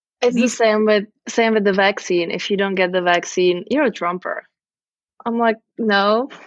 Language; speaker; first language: English; non-native, fluent; Czech